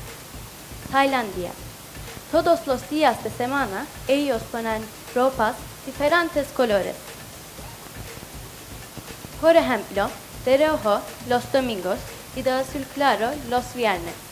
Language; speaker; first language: Spanish; non-native, learner; Turkish